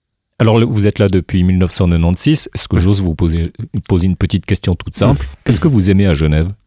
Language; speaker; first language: French; native; French